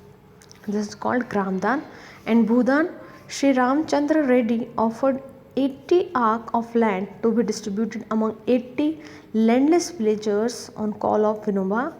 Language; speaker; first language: English; non-native, local second language; Hindi